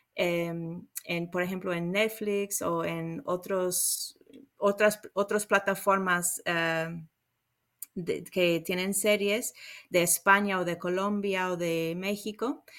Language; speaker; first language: Spanish; non-native, fluent; English